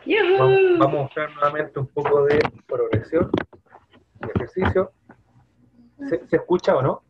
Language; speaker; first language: Spanish; native; Spanish